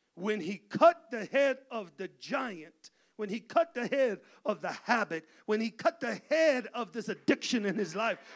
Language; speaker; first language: English; early bilingual, other home language; Spanish